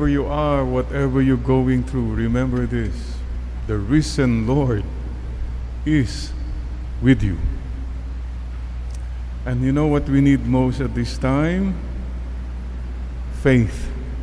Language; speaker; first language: English; non-native, local second language; Iloko